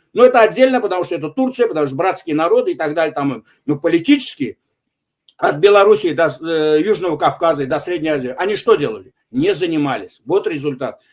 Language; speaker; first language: Russian; non-native, local second language; Azerbaijani